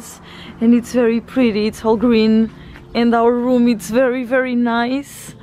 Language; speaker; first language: English; non-native, fluent; Portuguese